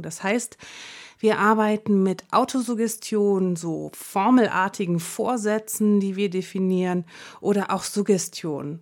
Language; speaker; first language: German; native; German